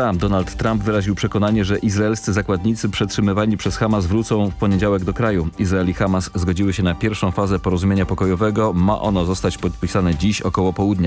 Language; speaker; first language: Polish; native; Polish